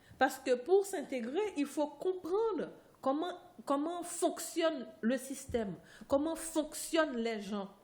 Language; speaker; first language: French; non-native, local second language; Haitian Creole